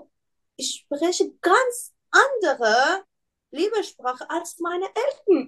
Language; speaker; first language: German; non-native, learner; Persian